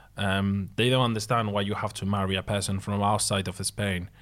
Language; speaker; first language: English; non-native, fluent; Spanish